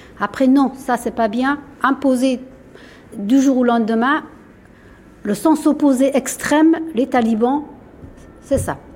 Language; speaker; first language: French; non-native, fluent; Persian